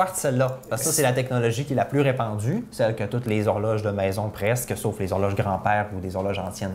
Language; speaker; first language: French; native; French